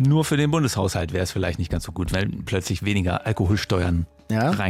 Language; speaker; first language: German; native; German